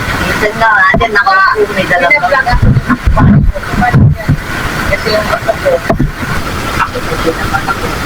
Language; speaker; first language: Filipino; non-native, local second language; Pampanga